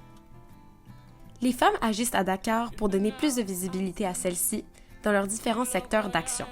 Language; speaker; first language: French; native; French